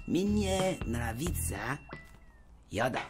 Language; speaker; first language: Russian; non-native, learner; English